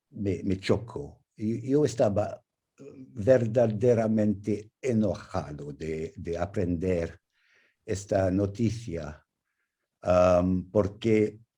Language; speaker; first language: Spanish; non-native, fluent; English